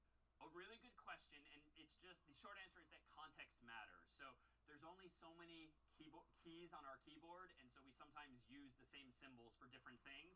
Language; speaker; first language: English; native; English